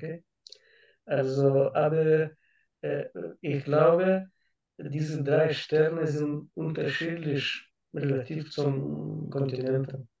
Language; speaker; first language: German; non-native, learner; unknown